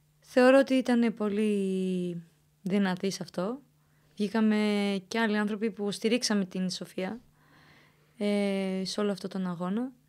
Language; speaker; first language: Greek; early bilingual, other home language; Romanian